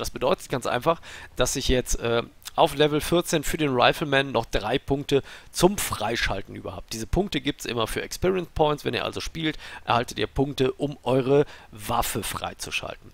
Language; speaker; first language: German; native; German